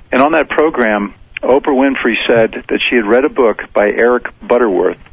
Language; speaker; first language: English; native; English